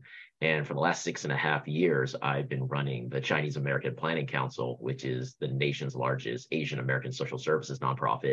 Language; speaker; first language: English; early bilingual, other home language; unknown